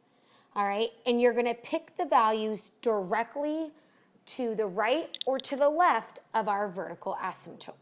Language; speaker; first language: English; native; English